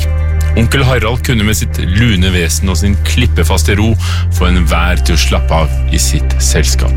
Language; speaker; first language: Norwegian; native; Norwegian